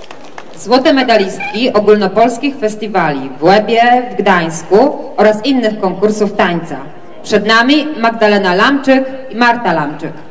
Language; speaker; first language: Polish; native; Polish